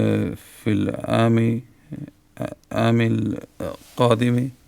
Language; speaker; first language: Arabic; non-native, learner; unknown